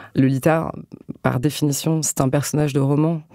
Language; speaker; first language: French; native; French